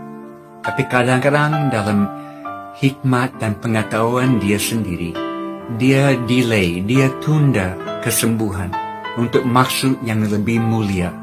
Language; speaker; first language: Indonesian; non-native, fluent; English